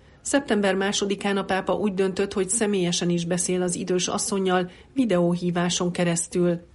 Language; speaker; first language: Hungarian; native; Hungarian